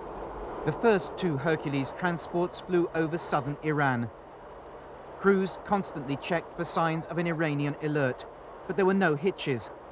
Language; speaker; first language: English; native; English